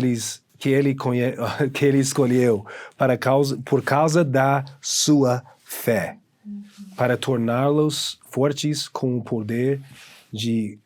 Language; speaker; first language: Portuguese; non-native, fluent; English